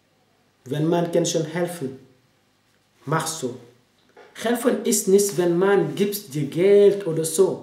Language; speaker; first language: German; non-native, learner; French